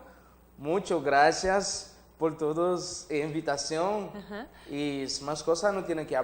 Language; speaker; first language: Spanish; non-native, learner; Haitian Creole